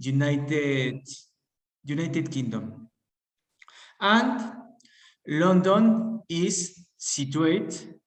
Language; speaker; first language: English; non-native, learner; Spanish